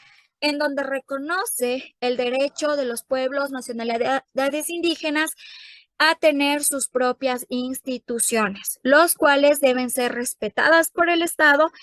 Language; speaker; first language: Spanish; native; Spanish